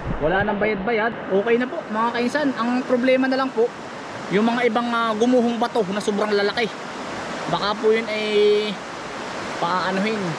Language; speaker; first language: Filipino; native; Filipino